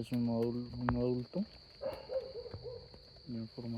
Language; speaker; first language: Spanish; native; Spanish